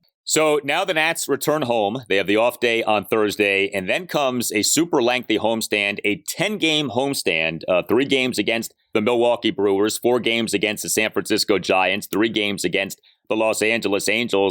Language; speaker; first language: English; native; English